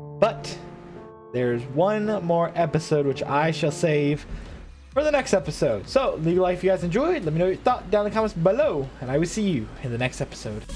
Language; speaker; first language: English; native; English